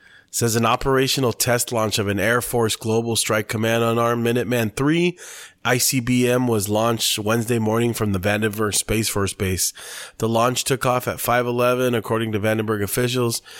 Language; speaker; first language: English; native; English